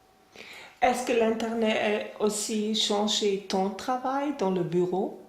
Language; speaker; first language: French; non-native, fluent; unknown